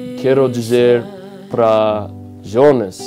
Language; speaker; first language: Portuguese; non-native, learner; English